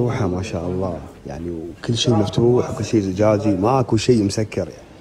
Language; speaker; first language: Arabic; native; Arabic